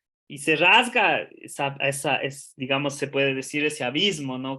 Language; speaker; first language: Spanish; native; Spanish